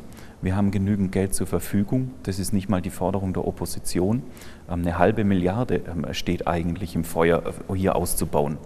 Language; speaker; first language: German; native; German